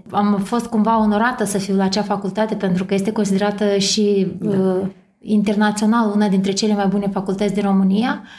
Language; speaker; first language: Romanian; native; Romanian